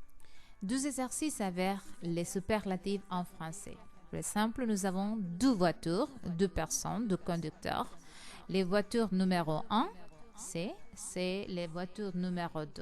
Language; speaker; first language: French; non-native, learner; Spanish